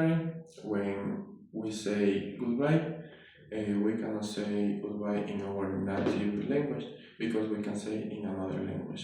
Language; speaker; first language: English; non-native, learner; Spanish